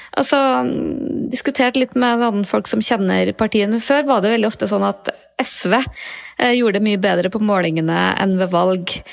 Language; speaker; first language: Norwegian; native; Norwegian